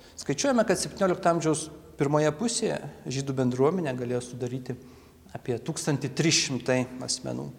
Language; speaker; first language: Lithuanian; native; Lithuanian